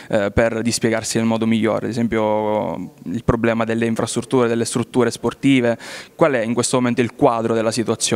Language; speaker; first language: Italian; native; Italian